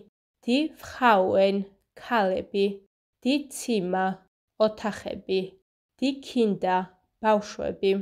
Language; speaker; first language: German; non-native, fluent; Georgian